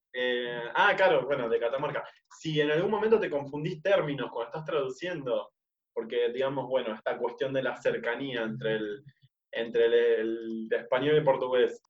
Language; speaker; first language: Spanish; native; Spanish